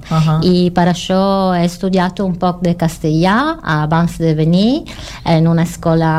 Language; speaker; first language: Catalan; non-native, learner; Italian